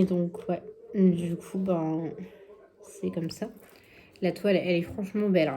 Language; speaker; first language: French; native; French